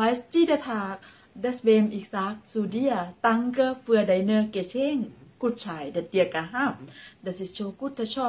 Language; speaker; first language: German; non-native, learner; Thai